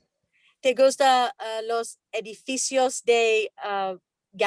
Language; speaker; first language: Spanish; non-native, learner; English